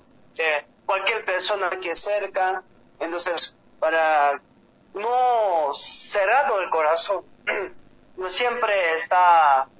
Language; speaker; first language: Spanish; non-native, learner; Korean